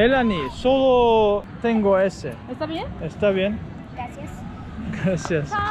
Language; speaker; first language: Spanish; non-native, learner; Turkish